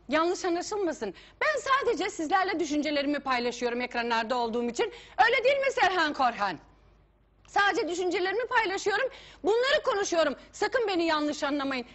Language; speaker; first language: Turkish; native; Turkish